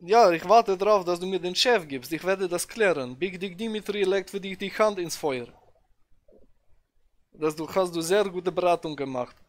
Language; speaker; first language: German; native; German